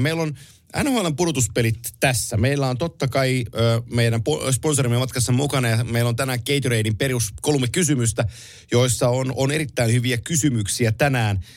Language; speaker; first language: Finnish; native; Finnish